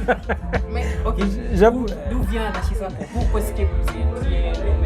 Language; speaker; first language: French; non-native, learner; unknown